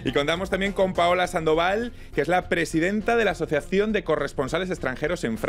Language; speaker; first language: Spanish; native; Spanish